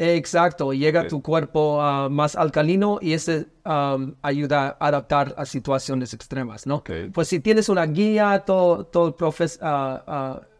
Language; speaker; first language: Spanish; non-native, learner; English